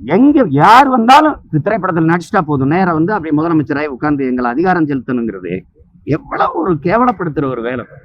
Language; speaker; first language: Tamil; native; Tamil